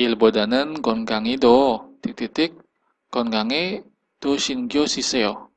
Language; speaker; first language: Korean; non-native, fluent; Indonesian